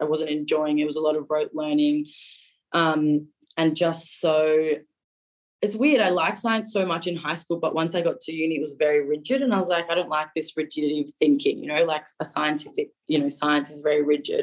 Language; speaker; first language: English; native; English